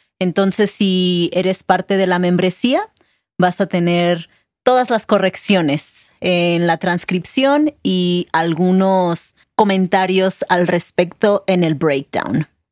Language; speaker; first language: Spanish; native; Spanish